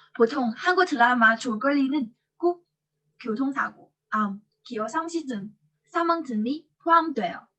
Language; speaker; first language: Korean; non-native, learner; Chinese